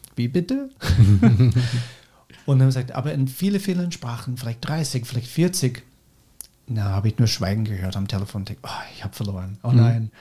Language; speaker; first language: German; non-native, fluent; English